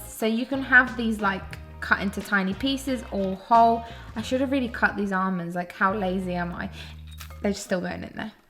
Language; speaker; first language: English; native; English